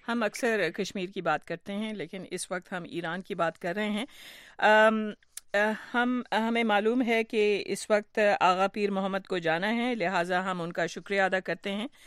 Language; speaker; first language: Urdu; native; Urdu